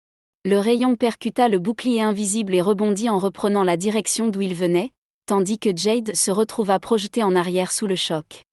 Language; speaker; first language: French; native; French